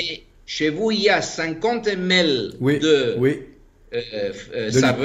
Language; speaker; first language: French; non-native, fluent; Greek